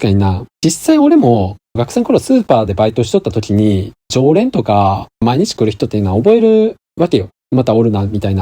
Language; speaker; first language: Japanese; native; Japanese